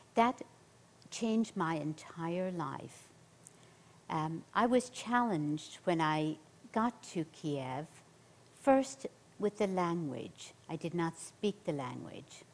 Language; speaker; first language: English; native; English